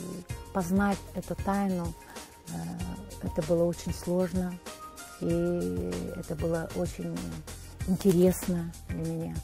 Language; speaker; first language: Russian; non-native, local second language; Kazakh